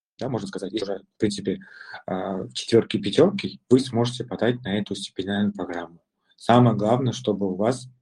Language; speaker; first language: Russian; non-native, local second language; Kazakh